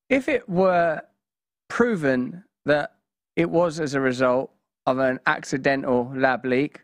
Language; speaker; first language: English; native; English